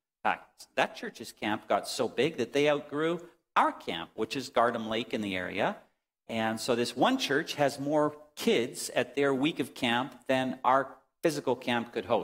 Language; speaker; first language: English; native; English